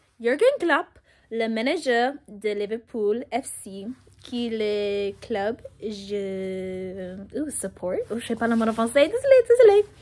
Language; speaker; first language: French; non-native, learner; English